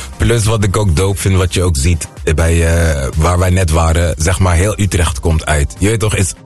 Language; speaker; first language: Dutch; non-native, local second language; Papiamento